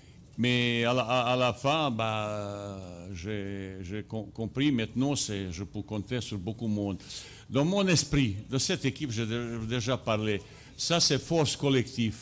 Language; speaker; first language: French; non-native, fluent; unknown